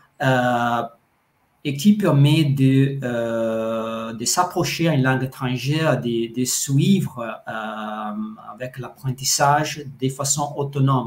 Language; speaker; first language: French; non-native, fluent; Italian